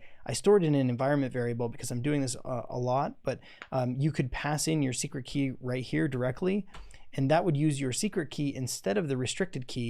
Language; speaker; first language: English; native; English